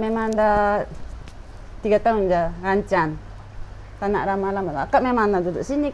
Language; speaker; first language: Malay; non-native, fluent; Japanese